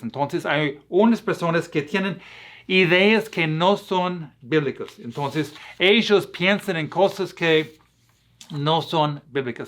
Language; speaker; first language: Spanish; non-native, fluent; English